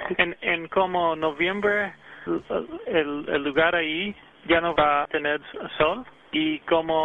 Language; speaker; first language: Spanish; early bilingual, heritage; English